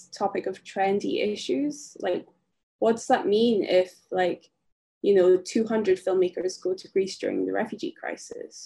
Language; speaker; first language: English; native; English